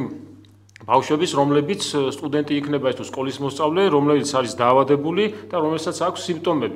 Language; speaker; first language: Georgian; native; Georgian